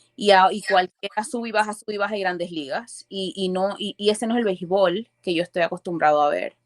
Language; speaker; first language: Spanish; early bilingual, other home language; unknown